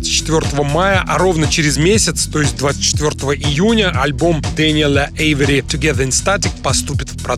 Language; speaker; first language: Russian; native; Russian